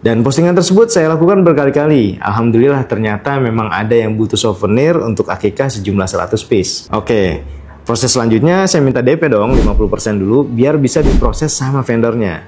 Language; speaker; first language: Indonesian; native; Indonesian